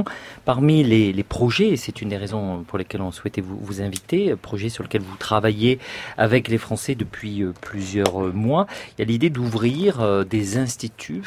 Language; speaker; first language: French; native; French